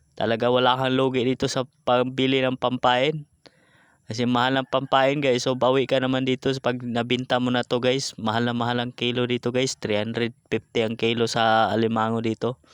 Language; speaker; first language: Filipino; non-native, local second language; Cebuano